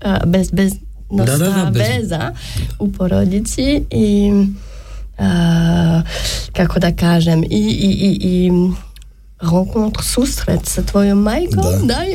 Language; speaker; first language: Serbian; non-native, learner; French